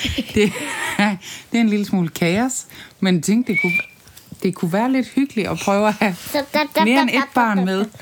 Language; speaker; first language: Danish; native; Danish